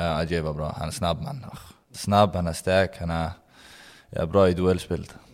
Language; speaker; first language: Swedish; non-native, learner; Danish